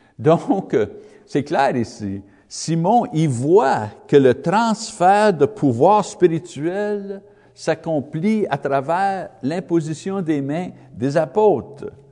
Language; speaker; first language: French; non-native, learner; English